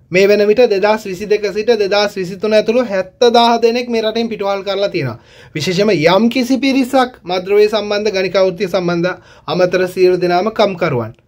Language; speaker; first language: Sinhala; native; Sinhala